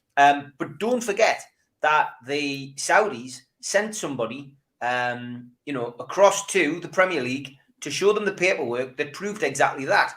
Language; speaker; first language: English; native; English